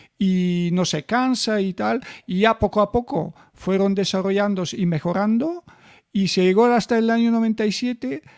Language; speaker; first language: Spanish; non-native, fluent; Bulgarian